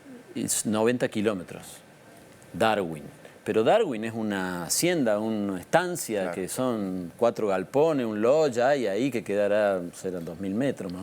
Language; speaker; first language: Spanish; native; Spanish